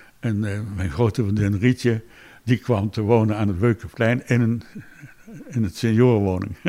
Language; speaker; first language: Dutch; native; Dutch